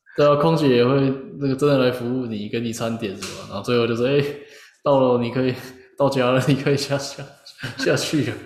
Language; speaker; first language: Chinese; native; Chinese